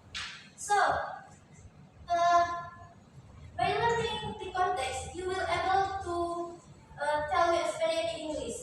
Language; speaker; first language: English; non-native, learner; Indonesian